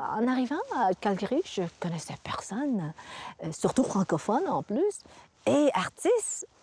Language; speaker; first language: French; early bilingual, other home language; Vietnamese